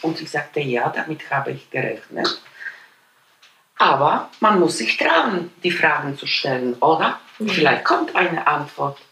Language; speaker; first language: German; non-native, fluent; Polish